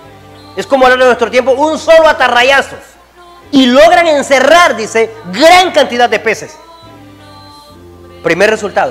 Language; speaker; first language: Spanish; native; Spanish